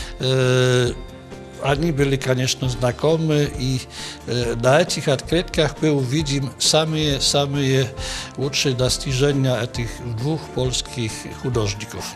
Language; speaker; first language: Russian; non-native, learner; Polish